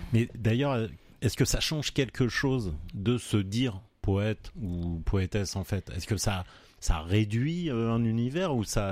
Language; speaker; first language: French; native; French